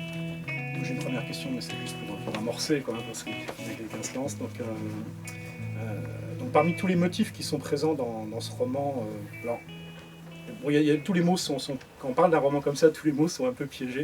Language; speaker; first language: French; native; French